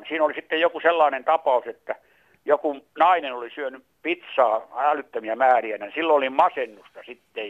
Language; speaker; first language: Finnish; native; Finnish